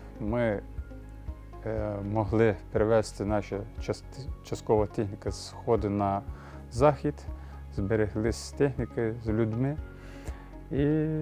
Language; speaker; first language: Ukrainian; non-native, learner; Turkish